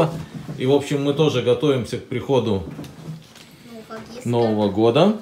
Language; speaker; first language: Russian; native; Russian